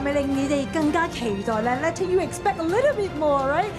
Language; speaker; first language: English; non-native, local second language; Cantonese